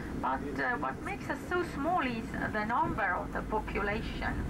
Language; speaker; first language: English; non-native, fluent; Estonian